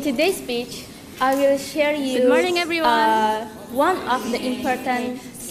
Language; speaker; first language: English; non-native, learner; Indonesian